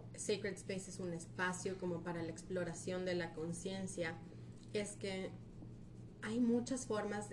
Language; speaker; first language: Spanish; native; Spanish